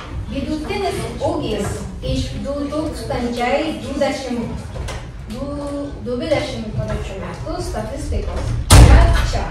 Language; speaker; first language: Lithuanian; non-native, learner; Japanese